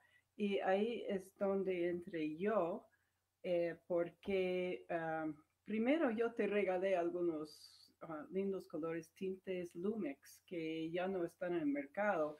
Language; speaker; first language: Spanish; non-native, fluent; English